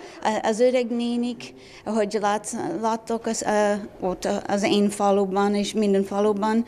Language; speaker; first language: Hungarian; non-native, learner; English